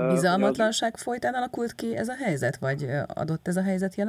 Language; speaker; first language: Hungarian; native; Hungarian